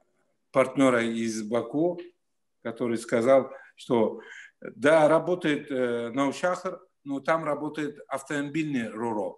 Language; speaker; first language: Russian; non-native, fluent; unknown